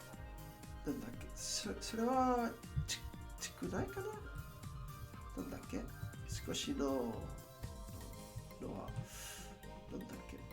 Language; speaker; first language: Japanese; non-native, learner; Spanish